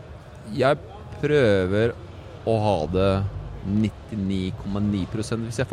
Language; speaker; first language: Norwegian; non-native, fluent; Polish